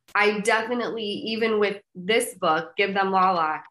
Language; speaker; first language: English; native; English